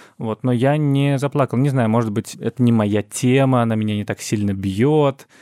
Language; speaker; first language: Russian; native; Russian